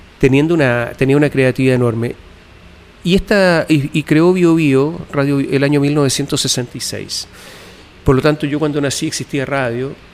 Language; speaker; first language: Spanish; native; Spanish